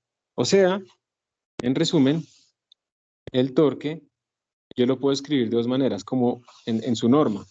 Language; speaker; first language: Spanish; native; Spanish